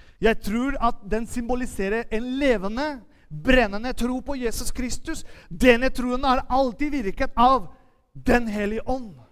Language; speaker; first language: Norwegian; non-native, fluent; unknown